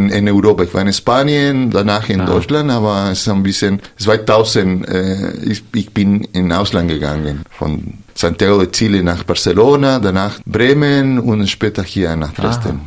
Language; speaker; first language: German; non-native, fluent; Spanish